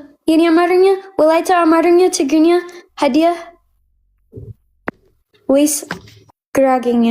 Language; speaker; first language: Amharic; non-native, learner; English